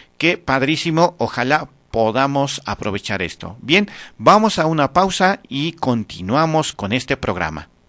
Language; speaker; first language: Spanish; native; Spanish